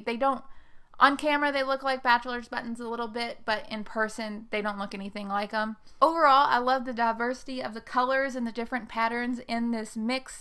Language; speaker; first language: English; native; English